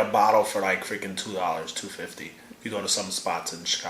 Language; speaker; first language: English; native; English